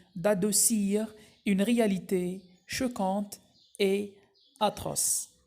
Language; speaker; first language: French; non-native, local second language; Arabic